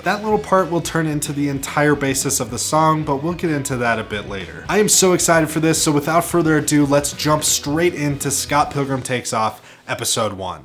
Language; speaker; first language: English; native; English